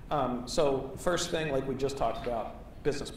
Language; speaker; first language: English; native; English